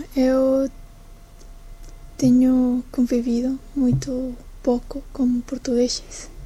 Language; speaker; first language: Portuguese; non-native, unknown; Spanish